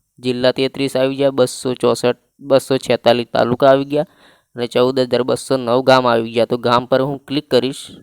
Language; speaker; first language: Gujarati; native; Gujarati